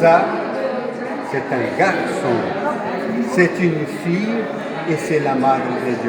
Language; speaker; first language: French; non-native, fluent; Portuguese